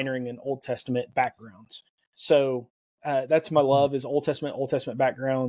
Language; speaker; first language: English; native; English